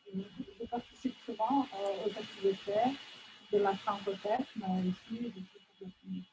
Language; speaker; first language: French; non-native, fluent; Russian